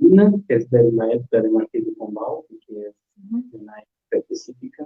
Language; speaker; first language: Spanish; non-native, learner; Portuguese